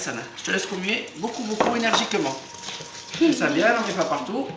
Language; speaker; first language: French; native; French